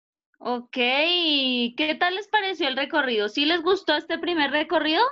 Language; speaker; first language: Spanish; native; Spanish